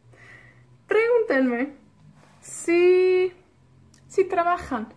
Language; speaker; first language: Spanish; non-native, fluent; Welsh